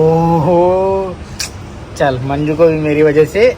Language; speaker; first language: Hindi; native; Hindi